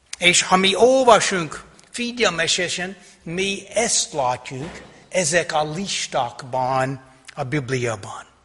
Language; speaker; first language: Hungarian; non-native, fluent; English